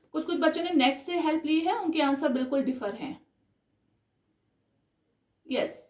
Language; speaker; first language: Hindi; native; Hindi